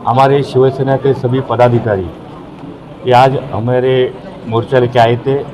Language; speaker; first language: Hindi; non-native, local second language; Marathi